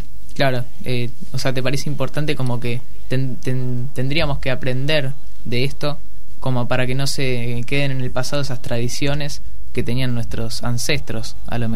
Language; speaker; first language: Spanish; native; Spanish